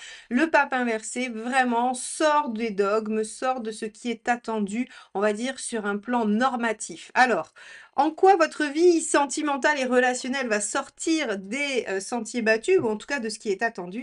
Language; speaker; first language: French; native; French